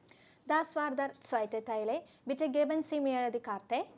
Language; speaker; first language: German; non-native, fluent; Malayalam